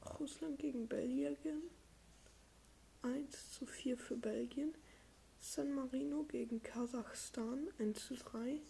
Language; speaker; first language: German; non-native, learner; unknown